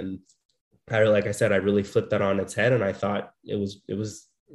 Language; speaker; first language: English; native; English